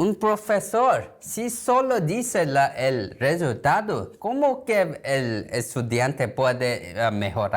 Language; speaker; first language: Spanish; non-native, learner; Korean